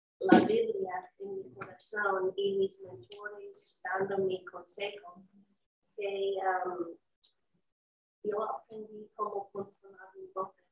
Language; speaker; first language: Spanish; non-native, learner; English